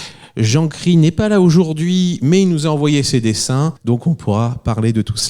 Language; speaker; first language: French; native; French